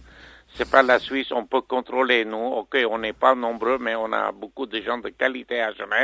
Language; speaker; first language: French; non-native, fluent; Armenian